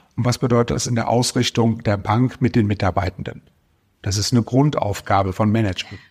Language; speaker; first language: German; native; German